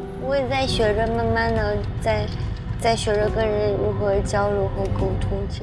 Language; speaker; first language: Chinese; native; Chinese